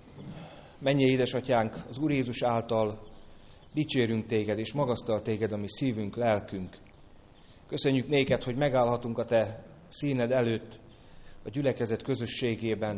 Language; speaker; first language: Hungarian; native; Hungarian